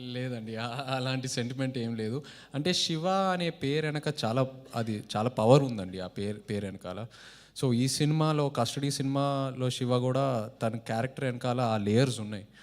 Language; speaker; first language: Telugu; native; Telugu